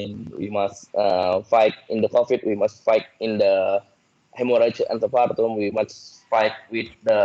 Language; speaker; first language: English; non-native, learner; Indonesian